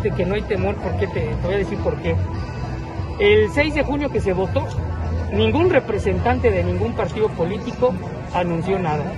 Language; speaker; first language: Spanish; native; Spanish